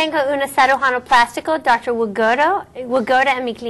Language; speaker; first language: Spanish; non-native, learner; English